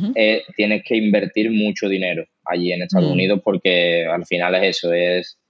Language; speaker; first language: Spanish; native; Spanish